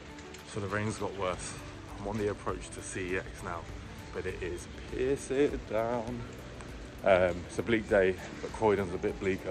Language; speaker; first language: English; native; English